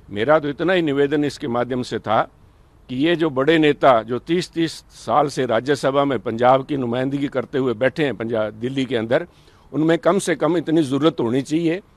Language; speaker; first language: Hindi; non-native, local second language; Punjabi